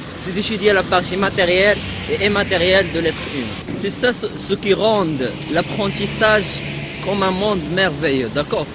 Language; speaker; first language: French; non-native, local second language; Arabic